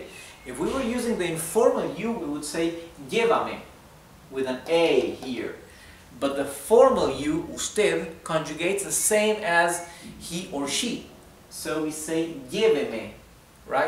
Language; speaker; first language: English; non-native, fluent; Spanish